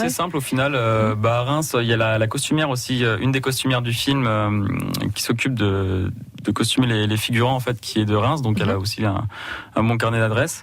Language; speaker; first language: French; native; French